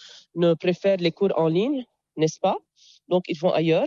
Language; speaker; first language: French; non-native, local second language; Arabic